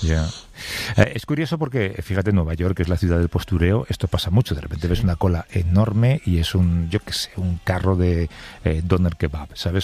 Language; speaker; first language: Spanish; native; Spanish